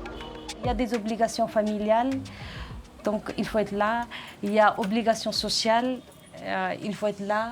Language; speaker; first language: French; non-native, fluent; Nepali